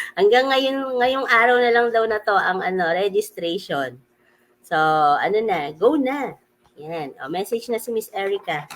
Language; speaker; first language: Filipino; native; Filipino